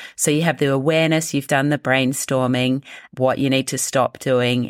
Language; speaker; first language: English; native; English